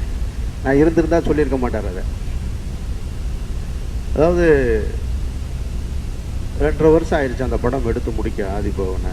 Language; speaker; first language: Tamil; native; Tamil